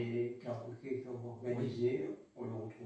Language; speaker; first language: French; native; French